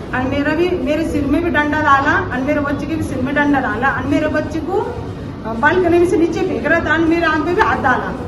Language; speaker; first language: Hindi; native; Hindi